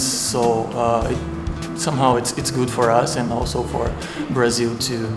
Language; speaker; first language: English; non-native, fluent; Portuguese